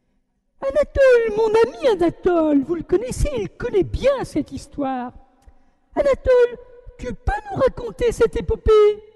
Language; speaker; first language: French; native; French